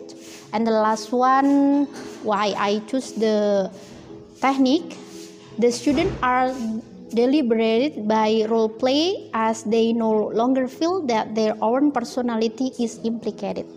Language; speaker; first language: English; non-native, fluent; Indonesian